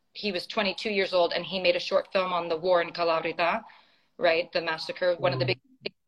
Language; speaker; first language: English; native; English